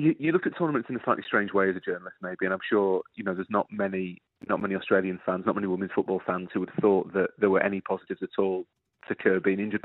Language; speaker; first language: English; native; English